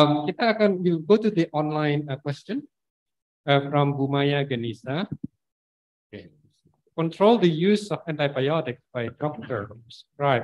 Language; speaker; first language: English; non-native, fluent; Indonesian